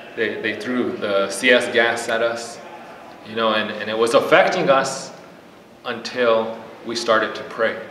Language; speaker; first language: English; native; English